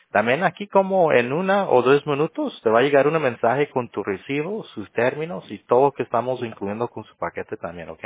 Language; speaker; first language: Spanish; early bilingual, other home language; English